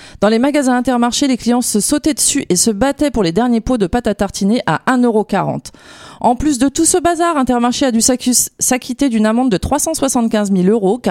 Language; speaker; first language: French; native; French